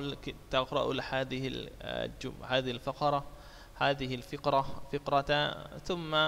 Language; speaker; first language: Arabic; non-native, fluent; Indonesian